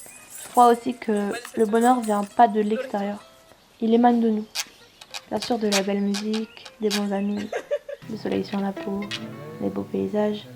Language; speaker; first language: French; native; French